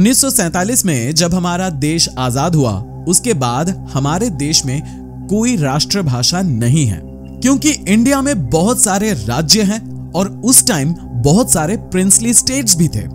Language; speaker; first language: Hindi; non-native, local second language; Bangla